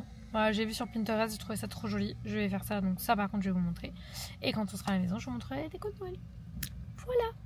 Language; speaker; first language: French; native; French